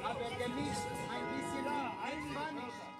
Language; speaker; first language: German; non-native, learner; English